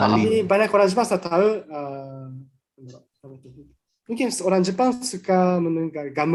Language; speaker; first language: Indonesian; non-native, fluent; Japanese